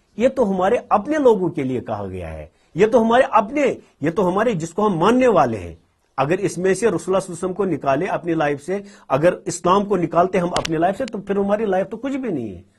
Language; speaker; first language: Urdu; non-native, local second language; Kashmiri